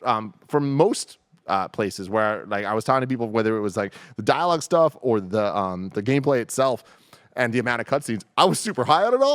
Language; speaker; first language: English; native; English